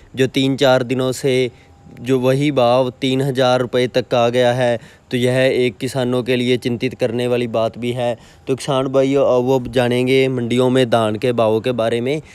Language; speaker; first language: Hindi; non-native, local second language; Punjabi